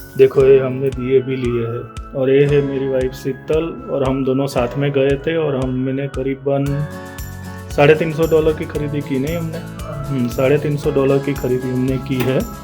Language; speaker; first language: Hindi; non-native, local second language; Gujarati